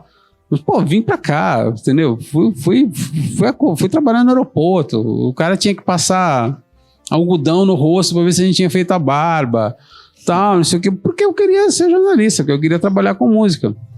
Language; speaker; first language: Portuguese; native; Portuguese